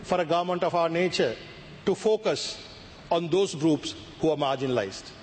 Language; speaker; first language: English; non-native, local second language; Sinhala